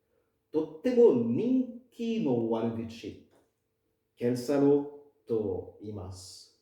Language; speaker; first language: Japanese; non-native, fluent; French